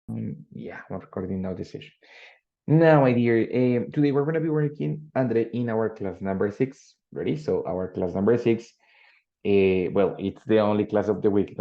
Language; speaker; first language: English; non-native, fluent; Spanish